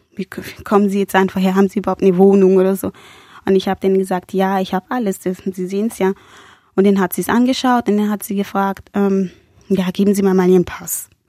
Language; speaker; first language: German; non-native, fluent; Spanish